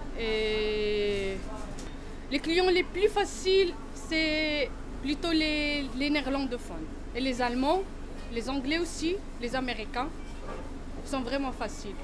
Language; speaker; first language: French; non-native, local second language; Arabic